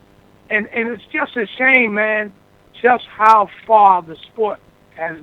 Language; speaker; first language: English; native; English